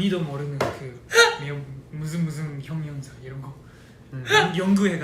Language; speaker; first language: Korean; non-native, fluent; Japanese